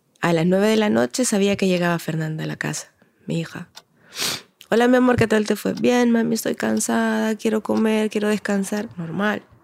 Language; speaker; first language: Spanish; native; Spanish